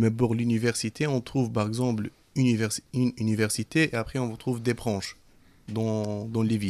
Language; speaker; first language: French; non-native, fluent; Arabic